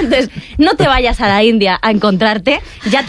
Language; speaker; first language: Spanish; native; Spanish